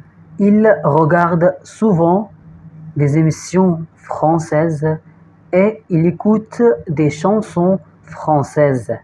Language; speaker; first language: French; non-native, fluent; Arabic